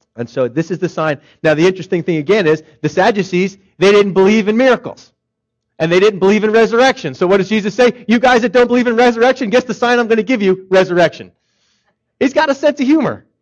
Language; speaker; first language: English; native; English